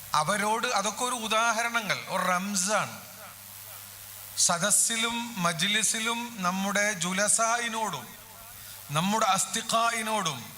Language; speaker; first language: Malayalam; native; Malayalam